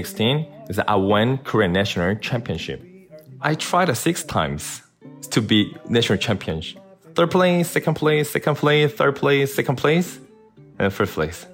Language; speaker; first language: English; non-native, learner; Korean